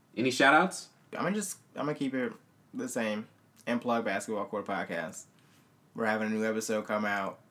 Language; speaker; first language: English; native; English